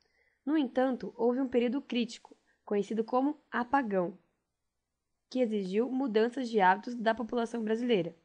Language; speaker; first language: Portuguese; native; Portuguese